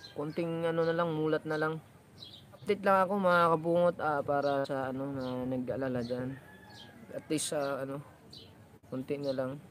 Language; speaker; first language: Filipino; non-native, local second language; Cebuano